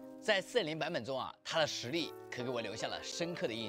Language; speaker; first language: Chinese; native; Chinese